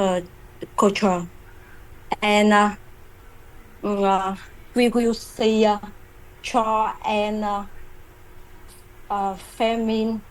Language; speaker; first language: English; non-native, learner; Vietnamese